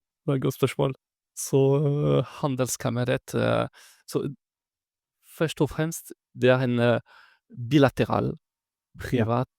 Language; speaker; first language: Norwegian; non-native, fluent; French